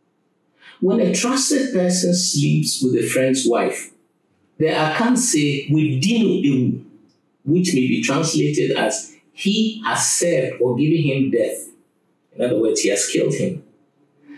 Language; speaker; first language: English; non-native, local second language; Akan